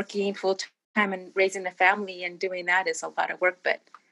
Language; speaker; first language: English; native; English